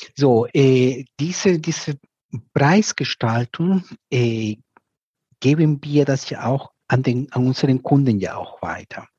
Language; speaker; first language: German; non-native, fluent; Spanish